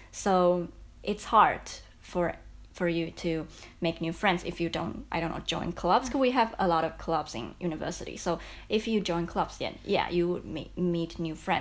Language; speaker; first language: English; non-native, fluent; Chinese